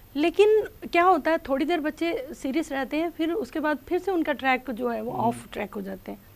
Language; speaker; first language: Hindi; native; Hindi